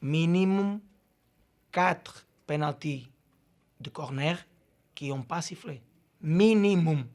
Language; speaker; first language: French; non-native, learner; Portuguese